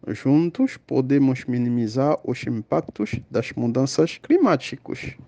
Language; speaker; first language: Portuguese; non-native, fluent; Haitian Creole